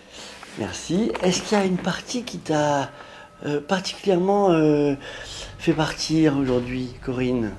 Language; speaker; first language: French; native; French